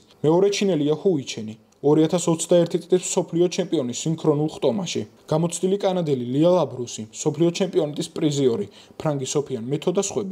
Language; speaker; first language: Georgian; native; Georgian